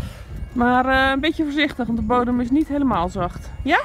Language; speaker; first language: Dutch; native; Dutch